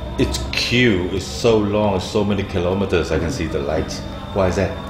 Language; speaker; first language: English; non-native, fluent; Thai